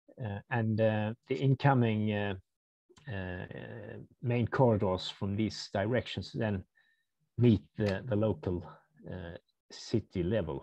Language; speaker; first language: English; non-native, fluent; Swedish